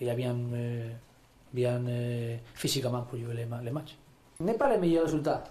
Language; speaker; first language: French; non-native, learner; Spanish